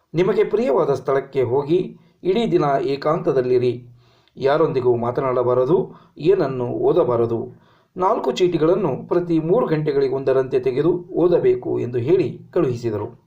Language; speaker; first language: Kannada; native; Kannada